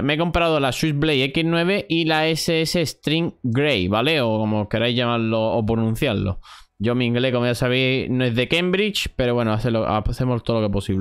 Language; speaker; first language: Spanish; native; Spanish